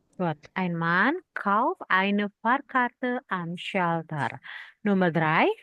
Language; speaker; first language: German; non-native, fluent; Indonesian